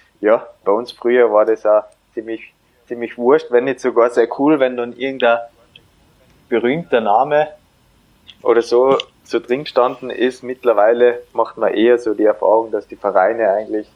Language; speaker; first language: German; native; German